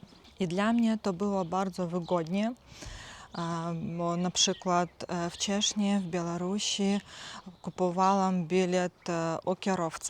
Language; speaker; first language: Polish; non-native, fluent; Ukrainian